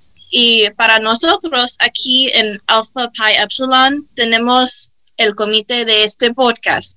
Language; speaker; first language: Spanish; early bilingual, heritage; Spanish